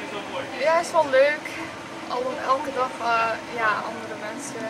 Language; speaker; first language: Dutch; early bilingual, other home language; Turkish